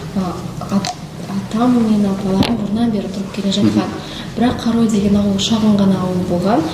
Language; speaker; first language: Kazakh; non-native, local second language; Russian